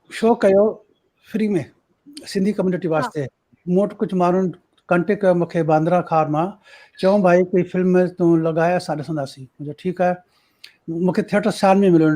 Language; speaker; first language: Sindhi; early bilingual, heritage; Sindhi